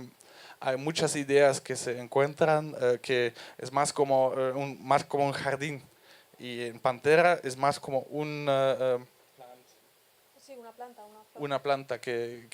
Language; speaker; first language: Spanish; non-native, fluent; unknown